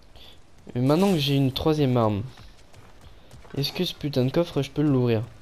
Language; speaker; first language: French; native; French